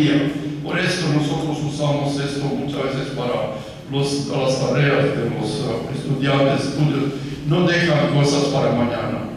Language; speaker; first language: Spanish; non-native, fluent; Croatian